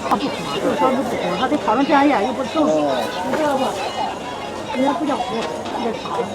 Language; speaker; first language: Chinese; native; Chinese